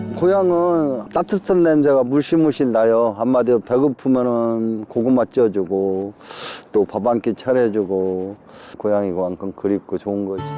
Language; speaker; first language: Korean; native; Korean